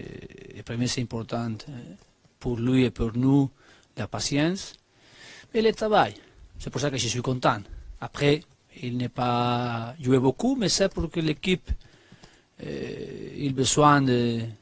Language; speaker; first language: French; non-native, learner; Spanish